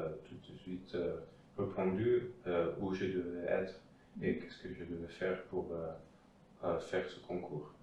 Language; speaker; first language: French; non-native, fluent; Dutch